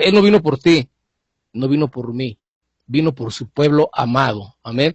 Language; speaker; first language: Spanish; native; Spanish